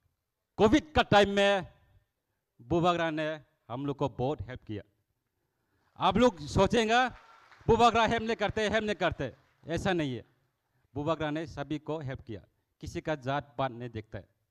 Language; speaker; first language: Hindi; non-native, local second language; Kok Borok